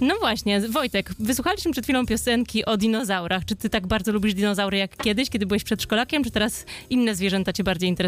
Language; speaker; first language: Polish; native; Polish